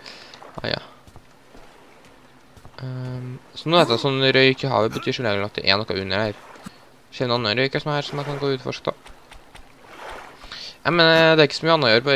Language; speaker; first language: Norwegian; native; Norwegian